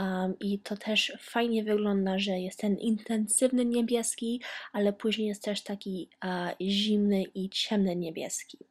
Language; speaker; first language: Polish; early bilingual, heritage; Polish